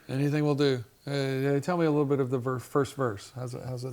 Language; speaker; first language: English; native; English